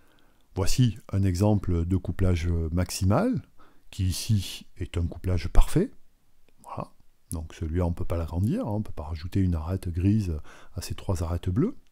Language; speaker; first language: French; native; French